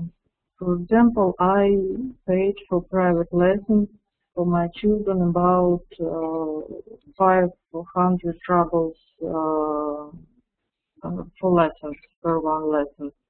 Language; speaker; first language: English; non-native, fluent; Russian